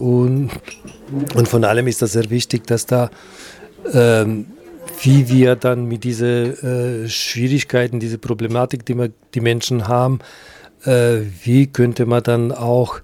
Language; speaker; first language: German; non-native, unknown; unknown